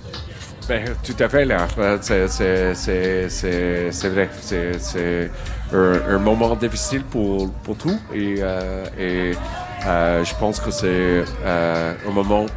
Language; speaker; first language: French; non-native, learner; English